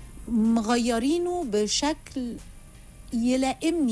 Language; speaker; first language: Arabic; native; Arabic